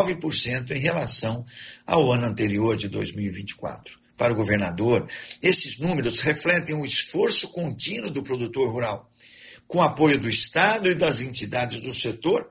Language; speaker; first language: Portuguese; native; Portuguese